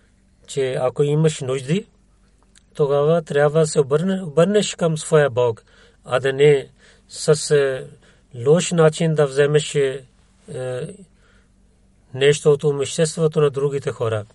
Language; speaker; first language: Bulgarian; non-native, learner; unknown